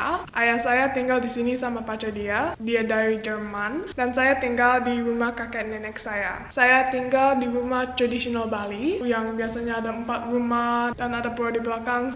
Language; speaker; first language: Indonesian; non-native, local second language; English